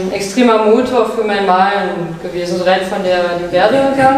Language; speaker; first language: German; native; German